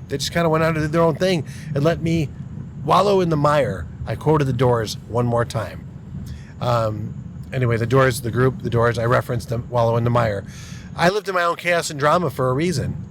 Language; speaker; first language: English; native; English